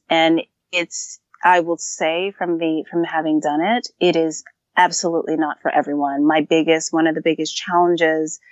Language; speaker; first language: English; native; English